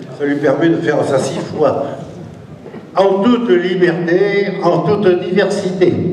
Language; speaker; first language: French; native; French